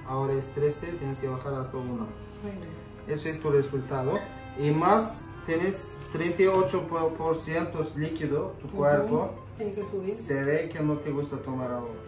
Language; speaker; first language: Spanish; non-native, fluent; Turkish